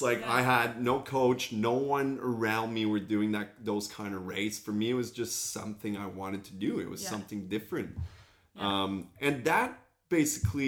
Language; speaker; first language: English; non-native, fluent; French